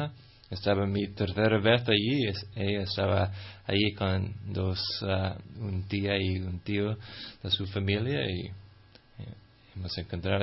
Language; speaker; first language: Spanish; non-native, fluent; English